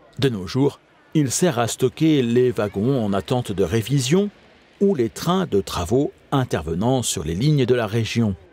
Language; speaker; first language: French; native; French